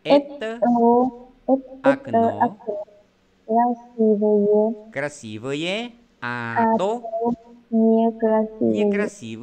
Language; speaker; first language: Russian; non-native, fluent; Vietnamese